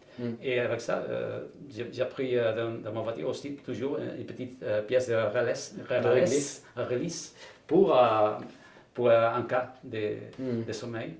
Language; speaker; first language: French; non-native, fluent; Spanish